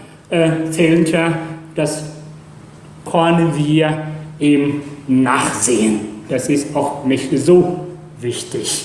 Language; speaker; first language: German; non-native, fluent; Chinese